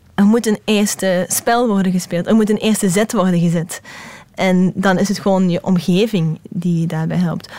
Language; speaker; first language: Dutch; native; Dutch